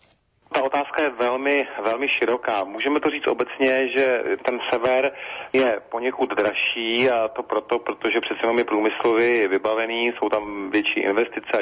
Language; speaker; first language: Czech; native; Czech